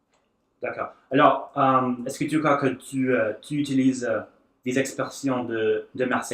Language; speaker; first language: French; non-native, learner; English